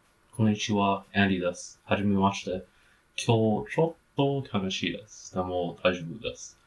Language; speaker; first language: Japanese; non-native, learner; English